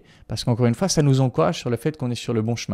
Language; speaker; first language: French; native; French